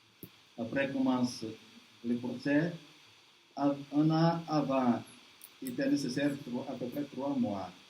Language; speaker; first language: French; non-native, learner; Portuguese